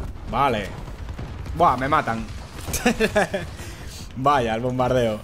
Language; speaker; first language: Spanish; native; Spanish